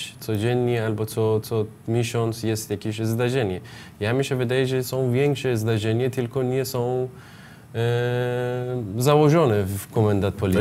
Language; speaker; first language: Polish; non-native, learner; Persian